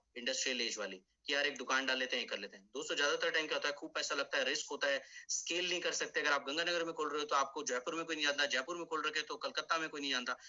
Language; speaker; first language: Hindi; native; Hindi